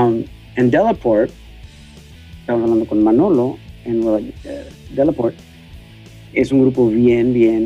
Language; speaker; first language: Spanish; early bilingual, heritage; Spanish